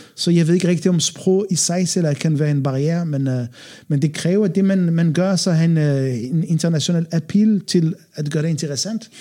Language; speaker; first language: Danish; non-native, fluent; Arabic